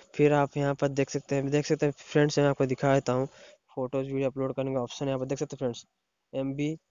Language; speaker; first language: Hindi; non-native, local second language; Odia